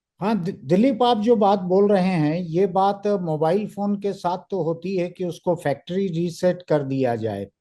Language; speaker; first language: Hindi; native; Hindi